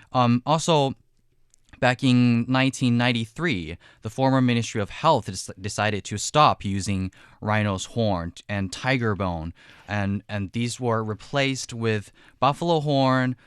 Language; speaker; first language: English; non-native, fluent; Chinese